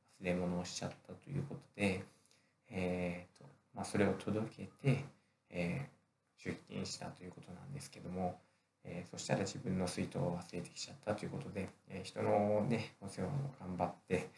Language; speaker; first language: Japanese; native; Japanese